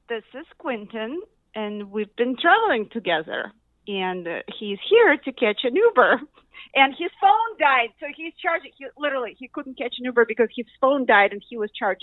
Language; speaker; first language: English; non-native, fluent; Russian